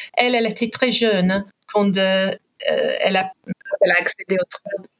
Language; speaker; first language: French; non-native, fluent; English